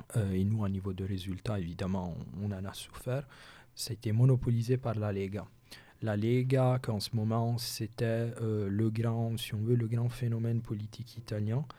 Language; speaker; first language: French; non-native, local second language; Italian